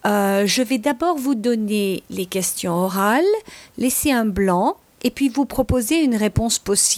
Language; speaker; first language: French; non-native, fluent; English